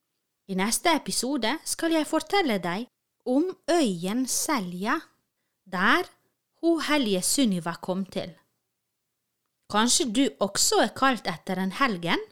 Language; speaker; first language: Norwegian; non-native, fluent; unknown